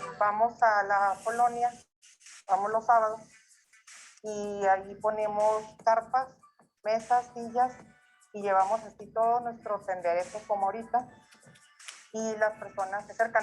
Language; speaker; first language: Spanish; native; Spanish